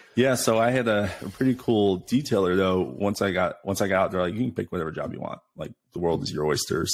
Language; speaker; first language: English; native; English